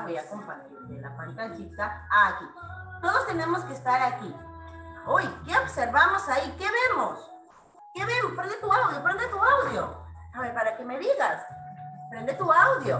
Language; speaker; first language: Spanish; native; Spanish